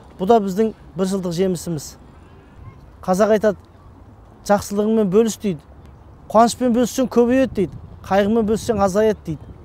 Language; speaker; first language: Kazakh; early bilingual, heritage; Kazakh